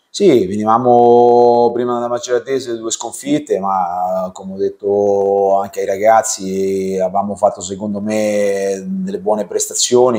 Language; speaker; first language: Italian; native; Italian